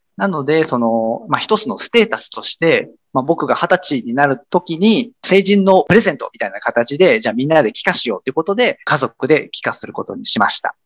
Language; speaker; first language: Japanese; early bilingual, other home language; Khmer